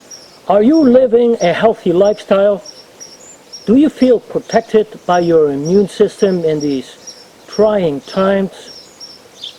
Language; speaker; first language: English; non-native, fluent; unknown